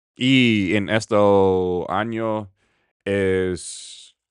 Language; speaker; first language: Spanish; non-native, learner; English